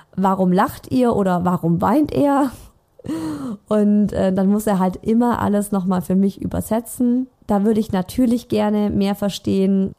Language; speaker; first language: German; native; German